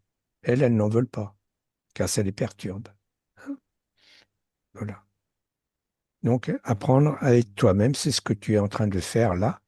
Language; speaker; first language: French; native; French